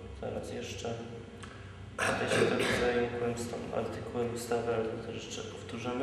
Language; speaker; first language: Polish; native; Polish